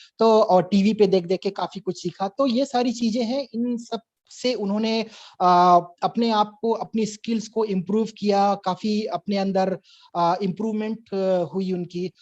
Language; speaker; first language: Hindi; native; Hindi